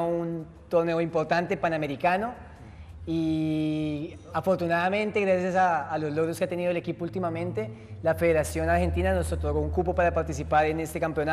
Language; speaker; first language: Spanish; native; Spanish